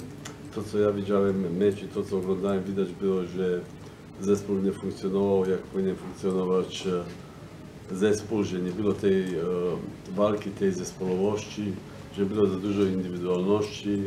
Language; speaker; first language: Polish; non-native, fluent; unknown